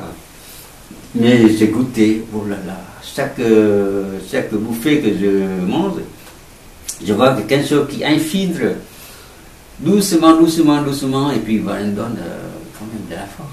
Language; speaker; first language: French; non-native, learner; Vietnamese